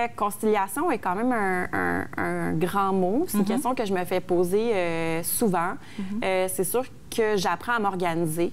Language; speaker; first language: French; native; French